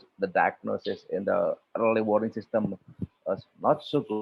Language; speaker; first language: English; non-native, local second language; Indonesian